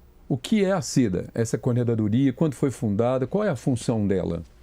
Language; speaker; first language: Portuguese; native; Portuguese